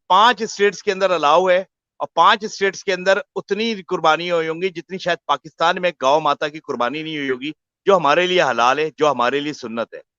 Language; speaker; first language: Urdu; native; Urdu